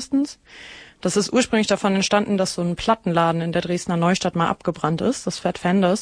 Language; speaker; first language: German; native; German